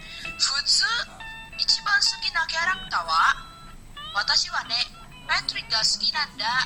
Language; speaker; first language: Japanese; non-native, learner; Indonesian